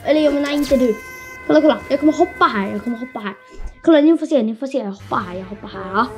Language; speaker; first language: Swedish; non-native, learner; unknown